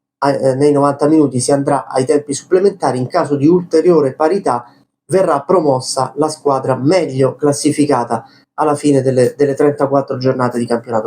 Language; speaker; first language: Italian; native; Italian